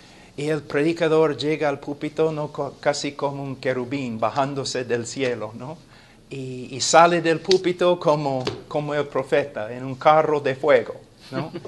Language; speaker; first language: Spanish; non-native, fluent; English